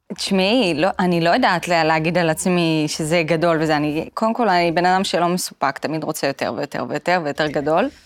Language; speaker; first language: Hebrew; early bilingual, other home language; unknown